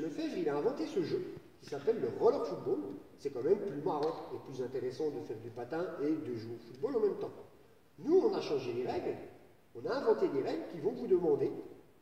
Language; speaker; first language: French; native; French